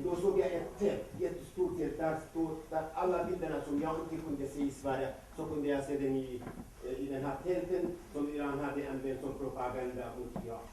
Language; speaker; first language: Swedish; non-native, fluent; Kurdish